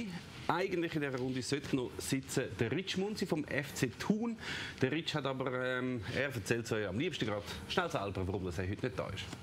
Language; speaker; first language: German; native; German